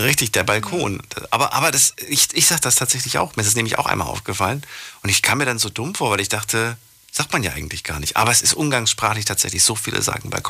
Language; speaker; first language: German; native; German